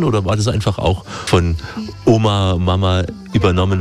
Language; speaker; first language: German; native; German